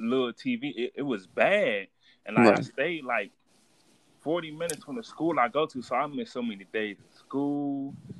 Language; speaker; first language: English; native; English